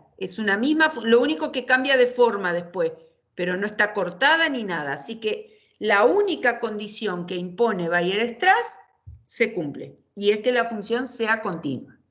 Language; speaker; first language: Spanish; native; Spanish